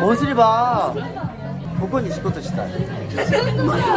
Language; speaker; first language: Japanese; non-native, learner; Korean